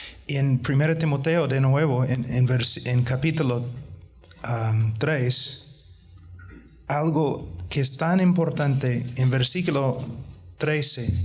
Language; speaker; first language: Spanish; non-native, fluent; English